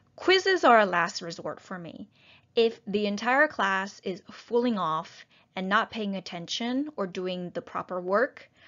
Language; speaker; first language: English; native; English